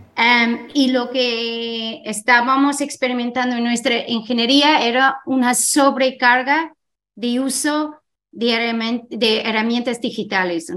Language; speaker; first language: Spanish; non-native, fluent; English